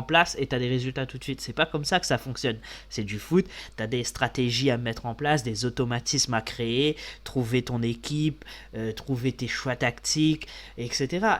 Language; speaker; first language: French; native; French